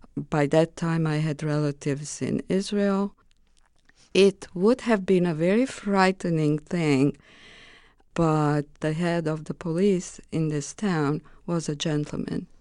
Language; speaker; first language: English; non-native, fluent; Romanian